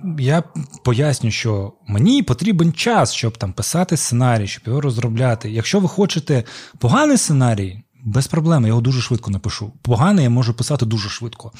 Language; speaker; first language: Ukrainian; non-native, local second language; Russian